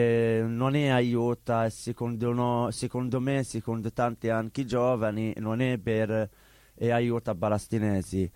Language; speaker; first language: Italian; non-native, learner; Arabic